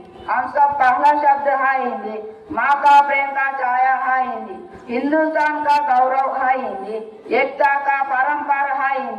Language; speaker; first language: Hindi; non-native, local second language; Telugu